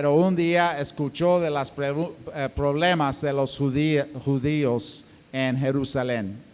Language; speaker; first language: Spanish; non-native, fluent; English